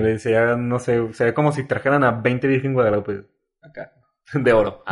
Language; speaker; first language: Spanish; native; Spanish